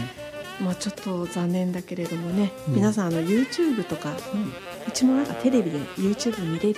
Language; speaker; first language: Japanese; native; Japanese